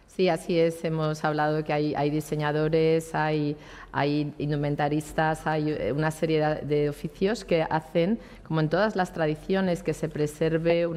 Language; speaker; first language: Spanish; native; Spanish